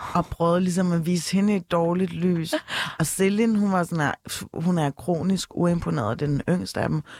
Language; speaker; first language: Danish; early bilingual, other home language; Turkish